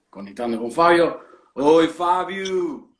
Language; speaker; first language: Portuguese; non-native, learner; Spanish